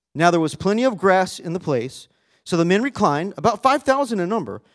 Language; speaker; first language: English; native; English